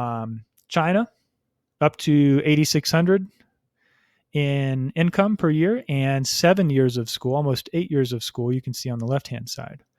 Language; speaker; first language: English; native; English